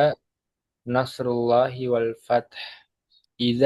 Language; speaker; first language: Arabic; non-native, learner; Indonesian